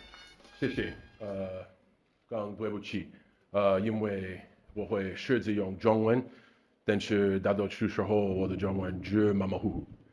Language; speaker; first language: Chinese; non-native, learner; English